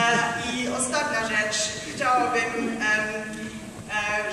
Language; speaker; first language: Polish; non-native, learner; English